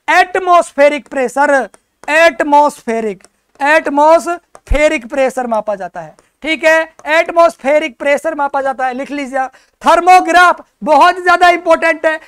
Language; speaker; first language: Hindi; native; Hindi